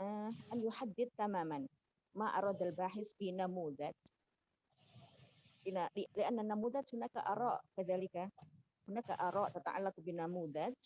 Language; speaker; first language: Arabic; non-native, fluent; Indonesian